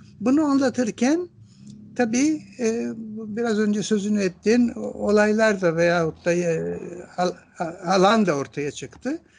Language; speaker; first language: Turkish; non-native, local second language; Greek